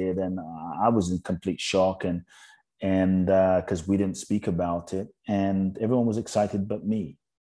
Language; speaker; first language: English; native; English